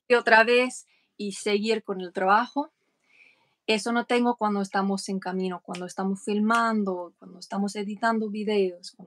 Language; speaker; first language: Spanish; non-native, fluent; English